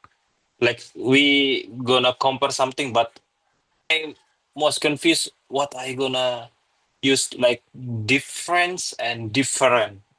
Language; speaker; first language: English; non-native, learner; Indonesian